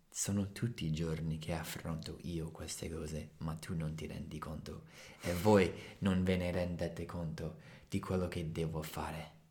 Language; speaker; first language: Italian; non-native, fluent; English